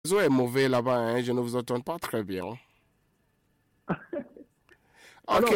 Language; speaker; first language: French; non-native, fluent; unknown